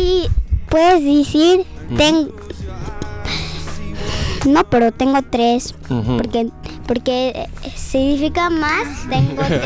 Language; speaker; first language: Spanish; early bilingual, other home language; French